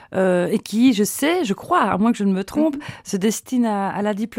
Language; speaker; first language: French; native; French